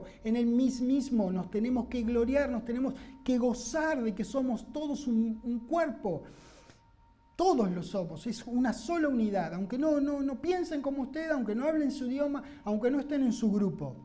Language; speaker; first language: Spanish; native; Spanish